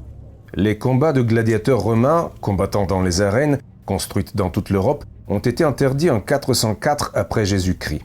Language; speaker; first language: French; native; French